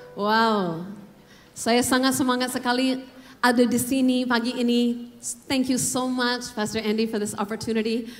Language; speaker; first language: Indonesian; non-native, fluent; English